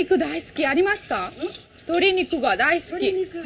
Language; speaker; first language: Japanese; non-native, learner; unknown